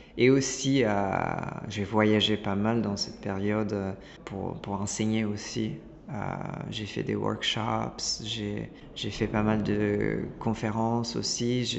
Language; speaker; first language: French; non-native, fluent; Italian